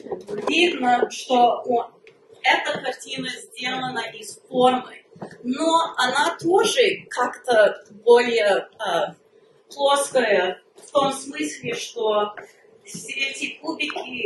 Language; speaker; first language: Russian; early bilingual, heritage; Russian